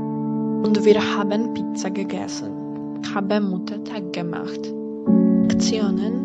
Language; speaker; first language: German; non-native, learner; Polish